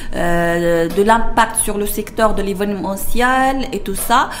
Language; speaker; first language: French; non-native, local second language; Arabic